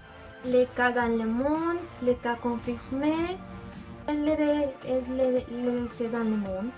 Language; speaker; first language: French; non-native, learner; Spanish